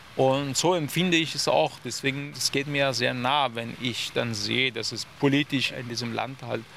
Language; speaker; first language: German; non-native, fluent; Persian